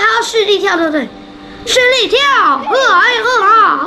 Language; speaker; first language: Chinese; native; Chinese